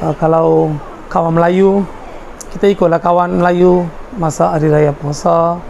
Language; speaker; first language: Malay; non-native, local second language; Tamil